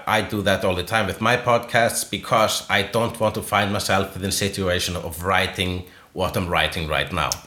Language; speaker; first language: English; non-native, fluent; Icelandic